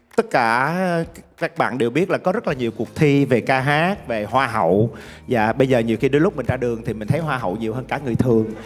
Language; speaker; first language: Vietnamese; native; Vietnamese